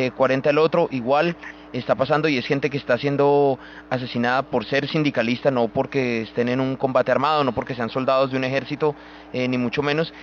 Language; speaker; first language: Spanish; native; Spanish